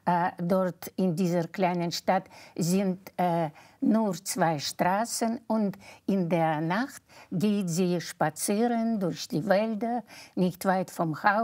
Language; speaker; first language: German; non-native, fluent; Russian